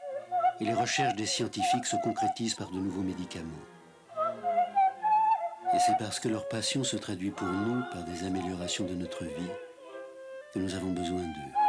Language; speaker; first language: French; native; French